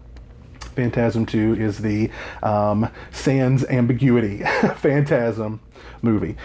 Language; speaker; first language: English; native; English